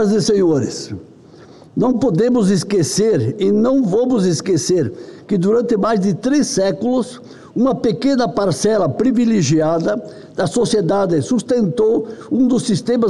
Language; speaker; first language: Portuguese; native; Portuguese